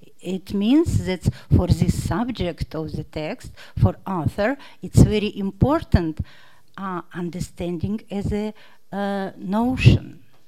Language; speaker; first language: English; non-native, fluent; Russian